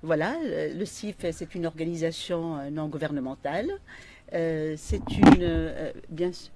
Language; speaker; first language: French; non-native, local second language; Arabic